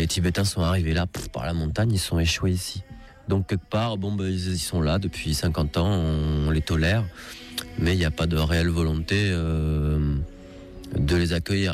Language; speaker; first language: French; native; French